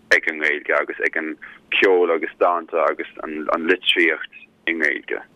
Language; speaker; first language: Irish; non-native, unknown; German